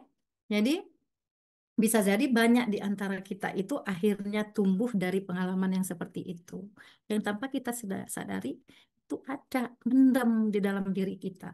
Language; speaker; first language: Indonesian; native; Indonesian